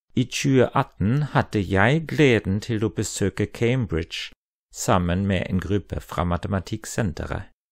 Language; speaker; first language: Norwegian; non-native, fluent; German